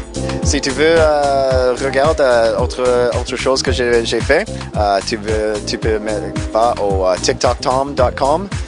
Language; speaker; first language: French; non-native, learner; English